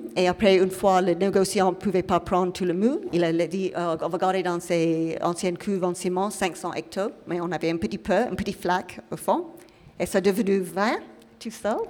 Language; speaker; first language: French; non-native, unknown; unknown